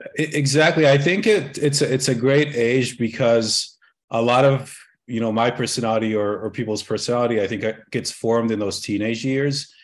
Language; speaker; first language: English; early bilingual, other home language; Arabic